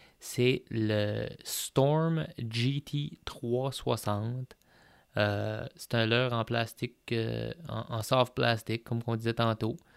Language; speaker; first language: French; native; French